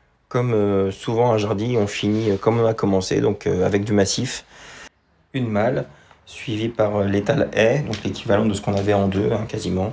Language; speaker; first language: French; native; French